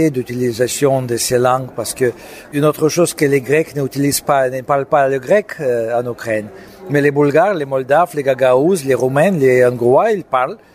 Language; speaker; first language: French; non-native, fluent; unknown